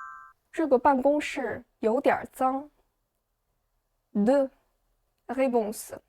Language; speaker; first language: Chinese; non-native, fluent; French